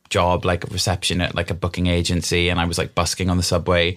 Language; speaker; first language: English; native; English